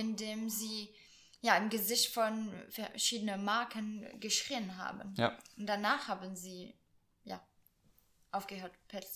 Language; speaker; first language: German; non-native, fluent; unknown